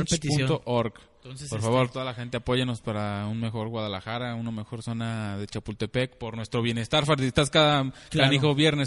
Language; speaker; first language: Spanish; native; Spanish